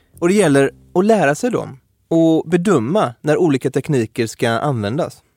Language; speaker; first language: Swedish; native; Swedish